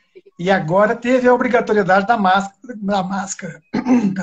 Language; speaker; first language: Portuguese; native; Portuguese